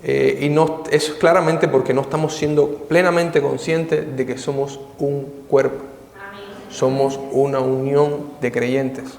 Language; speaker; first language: Spanish; native; Spanish